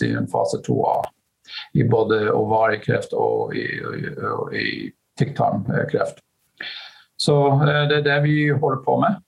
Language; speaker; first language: Norwegian; non-native, fluent; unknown